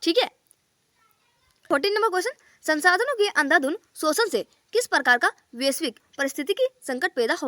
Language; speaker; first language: Hindi; native; Hindi